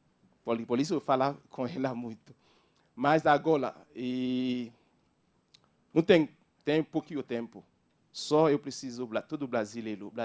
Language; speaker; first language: Portuguese; non-native, learner; Haitian Creole